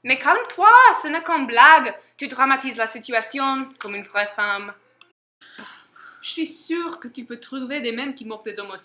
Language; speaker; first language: French; non-native, fluent; English